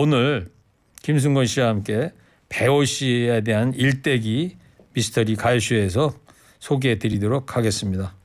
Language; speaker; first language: Korean; native; Korean